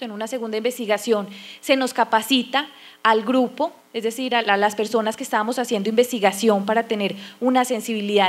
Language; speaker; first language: Spanish; native; Spanish